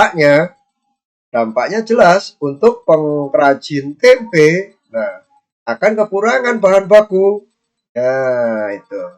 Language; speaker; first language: Indonesian; native; Indonesian